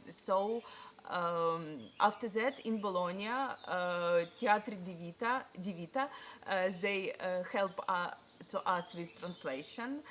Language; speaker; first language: English; non-native, learner; Ukrainian